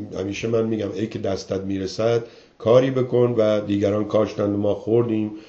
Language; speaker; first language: Persian; native; Persian